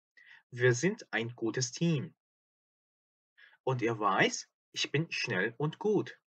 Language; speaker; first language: German; non-native, fluent; Korean